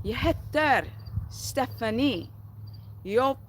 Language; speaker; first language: Swedish; non-native, learner; English